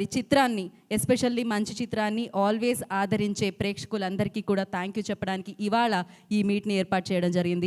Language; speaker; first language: Telugu; native; Telugu